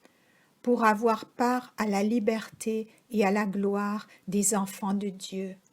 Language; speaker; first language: French; native; French